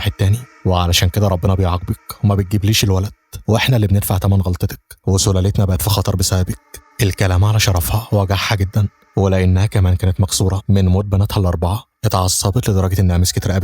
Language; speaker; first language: Arabic; native; Arabic